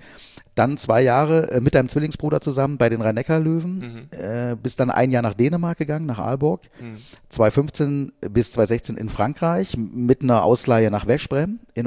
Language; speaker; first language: German; native; German